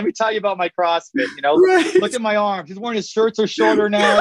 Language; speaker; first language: English; native; English